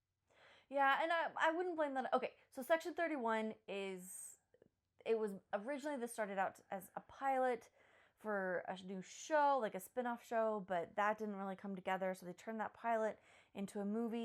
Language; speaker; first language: English; native; English